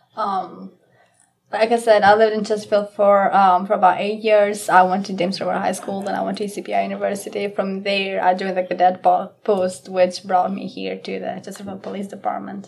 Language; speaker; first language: English; non-native, fluent; Albanian